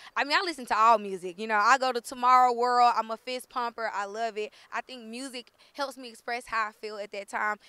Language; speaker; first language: English; native; English